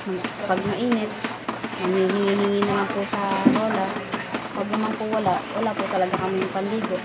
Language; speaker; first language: Filipino; native; Filipino